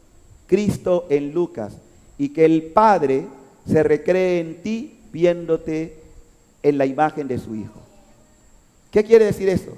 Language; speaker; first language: Spanish; native; Spanish